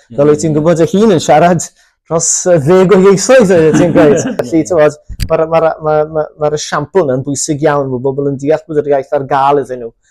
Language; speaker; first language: Welsh; native; Welsh